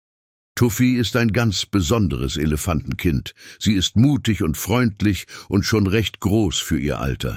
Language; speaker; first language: German; native; German